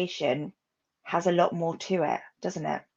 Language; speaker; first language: English; native; English